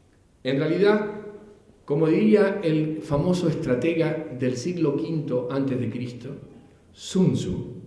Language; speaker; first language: Spanish; native; Spanish